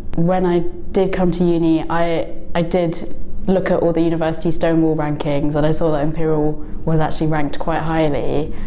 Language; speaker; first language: English; native; English